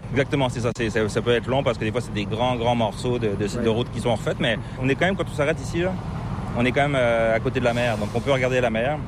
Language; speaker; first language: French; native; French